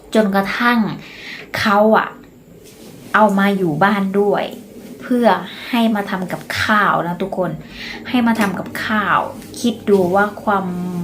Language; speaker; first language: Thai; native; Thai